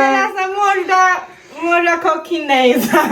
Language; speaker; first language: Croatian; non-native, learner; Chinese